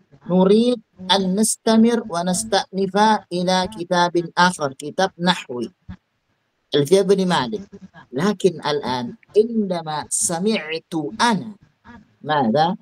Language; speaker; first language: Arabic; non-native, fluent; Indonesian